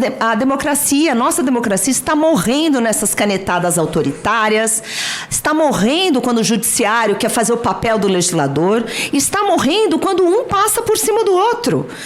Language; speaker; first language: Portuguese; native; Portuguese